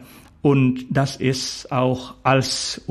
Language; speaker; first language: German; non-native, fluent; Indonesian